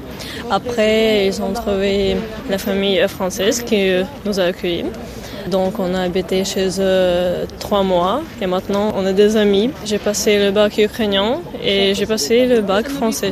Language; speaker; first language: French; non-native, fluent; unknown